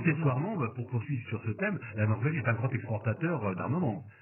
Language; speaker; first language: French; native; French